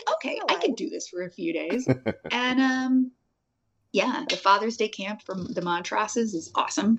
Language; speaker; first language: English; native; English